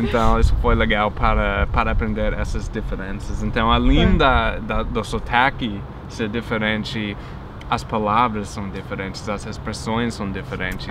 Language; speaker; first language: Portuguese; non-native, fluent; English